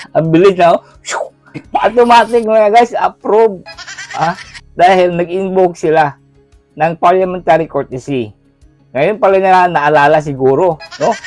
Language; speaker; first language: Filipino; non-native, local second language; Cebuano